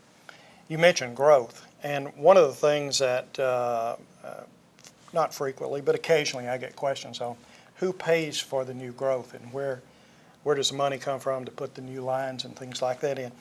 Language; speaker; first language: English; native; English